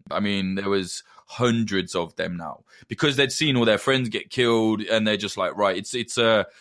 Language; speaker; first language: English; native; English